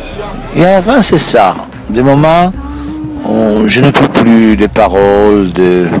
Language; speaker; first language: French; non-native, fluent; Italian